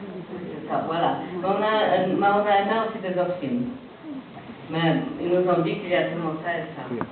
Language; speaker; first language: French; non-native, fluent; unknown